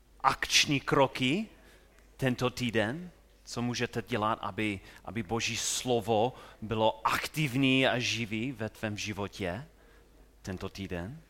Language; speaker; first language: Czech; non-native, fluent; English